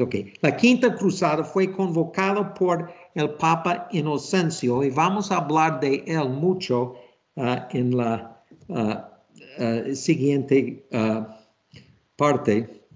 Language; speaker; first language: Spanish; non-native, fluent; English